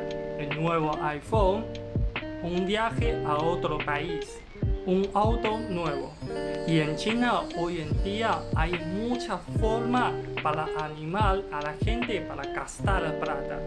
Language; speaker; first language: Spanish; non-native, learner; Chinese